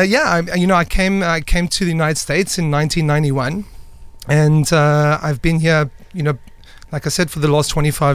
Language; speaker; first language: English; native; English